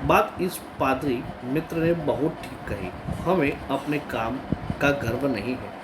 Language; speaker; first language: Hindi; non-native, local second language; Gujarati